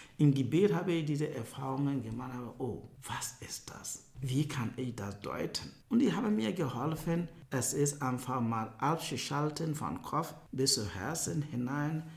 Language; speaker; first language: German; non-native, fluent; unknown